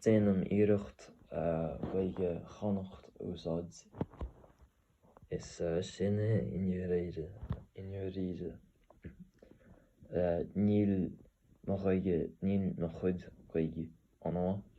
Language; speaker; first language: Irish; non-native, learner; English